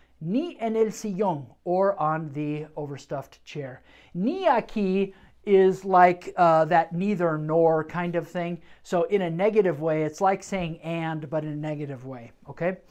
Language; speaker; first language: English; native; English